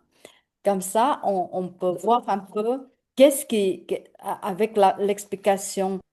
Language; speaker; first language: French; non-native, fluent; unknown